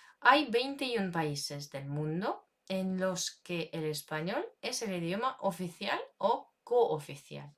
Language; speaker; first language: Spanish; non-native, fluent; Ukrainian